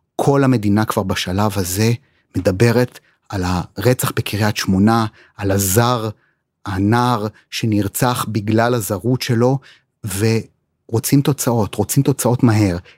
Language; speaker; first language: Hebrew; native; Hebrew